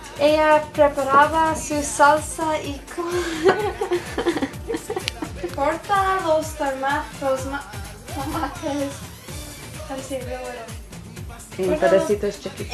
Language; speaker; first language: Spanish; non-native, learner; English